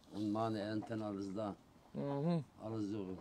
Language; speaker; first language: German; non-native, learner; Turkish